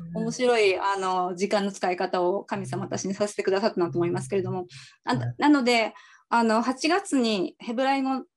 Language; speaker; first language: Japanese; native; Japanese